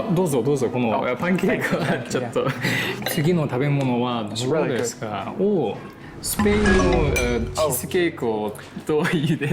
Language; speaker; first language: Japanese; non-native, learner; Kazakh